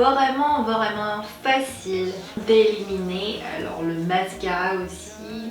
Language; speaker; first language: French; non-native, fluent; Korean